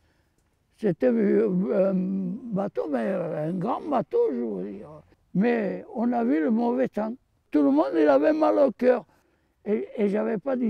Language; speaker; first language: French; early bilingual, other home language; Armenian